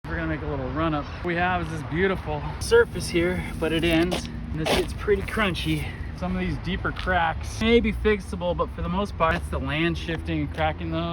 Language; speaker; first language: English; native; English